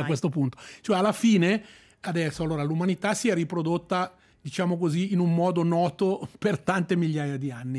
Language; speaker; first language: Italian; native; Italian